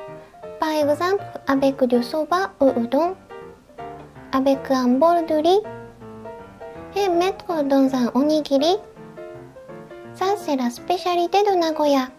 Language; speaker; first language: French; non-native, learner; Japanese